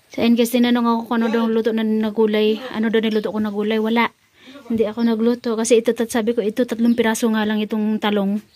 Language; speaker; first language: Filipino; non-native, local second language; Cebuano